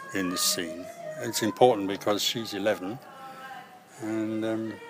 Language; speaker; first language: English; native; English